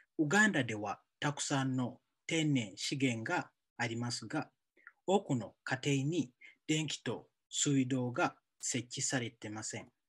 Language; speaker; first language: Japanese; non-native, fluent; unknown